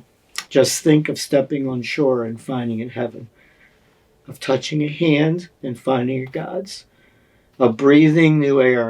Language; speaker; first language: English; native; English